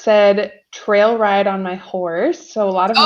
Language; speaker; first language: English; native; English